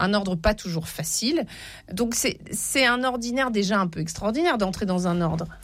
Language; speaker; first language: French; native; French